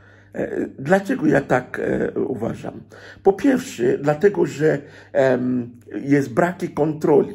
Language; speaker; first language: Polish; non-native, fluent; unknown